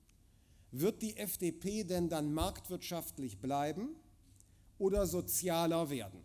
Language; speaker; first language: German; native; German